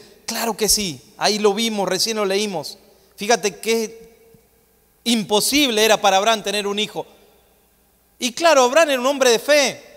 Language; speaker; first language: Spanish; native; Spanish